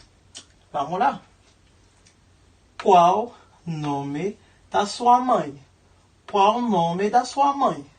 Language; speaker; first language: Portuguese; non-native, learner; Haitian Creole